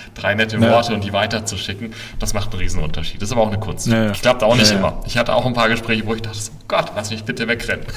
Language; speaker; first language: German; native; German